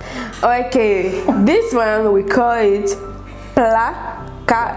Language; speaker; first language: English; non-native, local second language; French